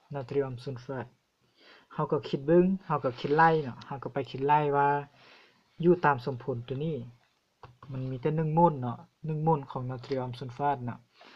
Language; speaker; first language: Lao; non-native, local second language; Hmong